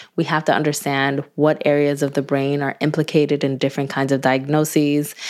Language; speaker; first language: English; native; English